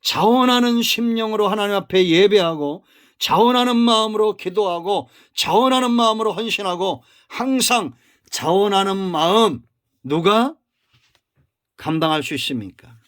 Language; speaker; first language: Korean; native; Korean